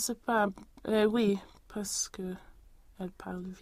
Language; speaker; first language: French; non-native, learner; Swedish